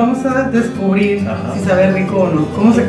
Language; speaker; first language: Spanish; non-native, local second language; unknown